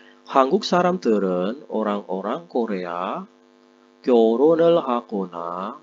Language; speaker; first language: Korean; non-native, fluent; Indonesian